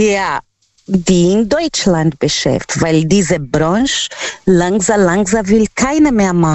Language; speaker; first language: German; non-native, fluent; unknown